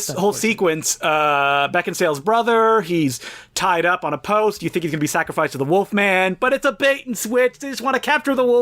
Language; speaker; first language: English; native; English